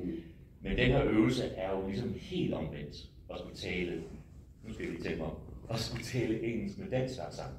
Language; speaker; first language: Danish; native; Danish